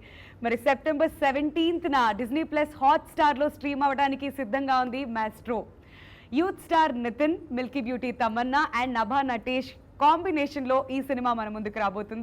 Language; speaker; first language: Telugu; native; Telugu